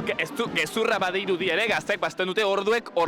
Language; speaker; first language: Basque; native; Basque